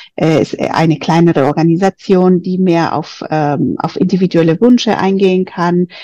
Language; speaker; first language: German; non-native, fluent; Spanish